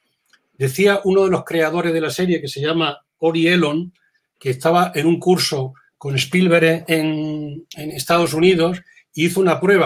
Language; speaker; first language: Spanish; native; Spanish